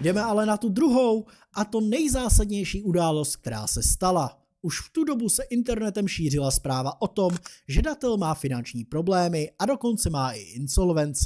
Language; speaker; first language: Czech; native; Czech